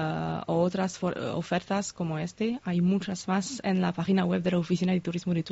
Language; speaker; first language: Spanish; non-native, fluent; French